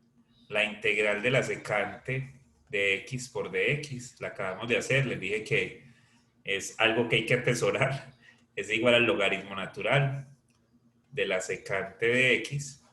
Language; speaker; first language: Spanish; native; Spanish